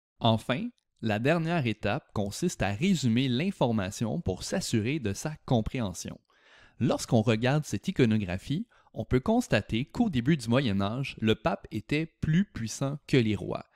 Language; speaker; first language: French; native; French